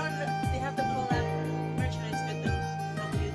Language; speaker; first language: English; non-native, learner; Indonesian